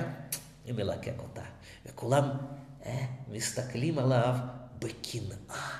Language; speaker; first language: Hebrew; non-native, fluent; Russian